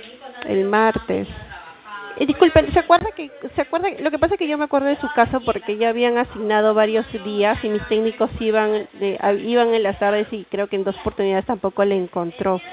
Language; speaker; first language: Spanish; native; Spanish